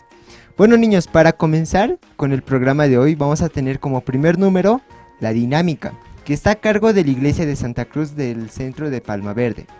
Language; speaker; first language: Spanish; native; Spanish